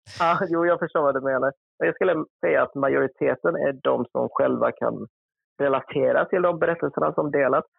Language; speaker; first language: Swedish; early bilingual, other home language; Vietnamese